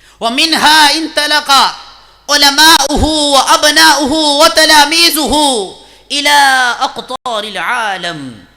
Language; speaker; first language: Arabic; non-native, fluent; Urdu